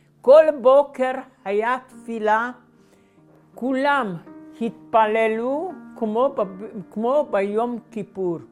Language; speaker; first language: Hebrew; non-native, fluent; Hungarian